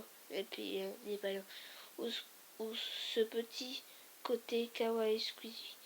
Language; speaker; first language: French; native; French